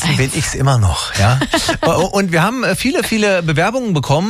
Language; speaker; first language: German; native; German